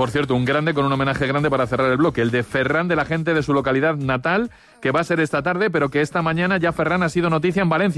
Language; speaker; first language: Spanish; native; Spanish